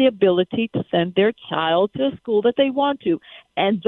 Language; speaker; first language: English; native; English